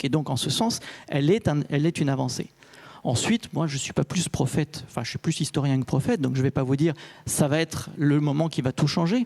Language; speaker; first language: French; native; French